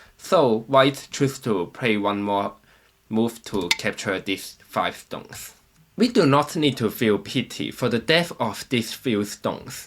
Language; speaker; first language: English; non-native, fluent; Chinese